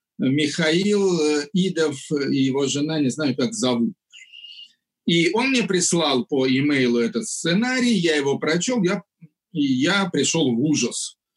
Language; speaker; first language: Russian; native; Russian